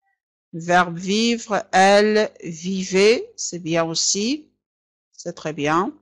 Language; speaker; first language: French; non-native, fluent; Arabic